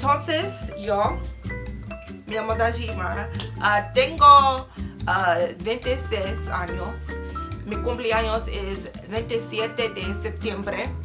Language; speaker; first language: Spanish; non-native, learner; English